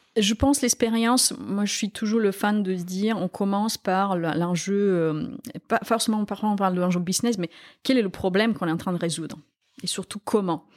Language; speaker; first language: French; non-native, fluent; Romanian